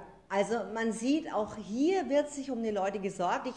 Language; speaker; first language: German; native; German